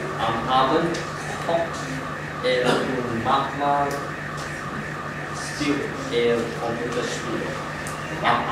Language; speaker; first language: German; non-native, learner; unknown